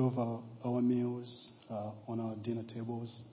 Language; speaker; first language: English; non-native, local second language; Nyanja